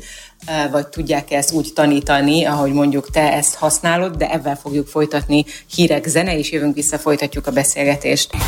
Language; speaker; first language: Hungarian; native; Hungarian